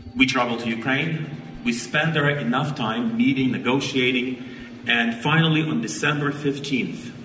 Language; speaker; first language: English; non-native, fluent; Ukrainian